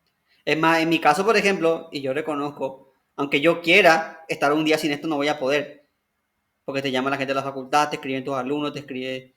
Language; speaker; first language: Spanish; native; Spanish